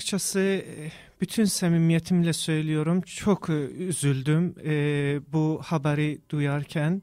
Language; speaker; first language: Turkish; non-native, fluent; Persian